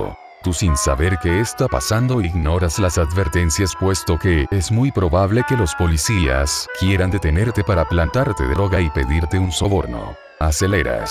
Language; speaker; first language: Spanish; native; Spanish